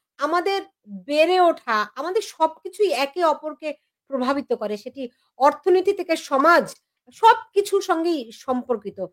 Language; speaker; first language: Bangla; native; Bangla